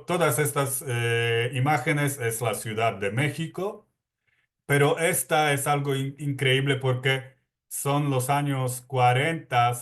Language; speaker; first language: Spanish; non-native, fluent; Polish